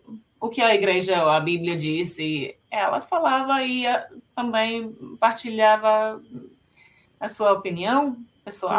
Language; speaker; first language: Portuguese; non-native, fluent; Finnish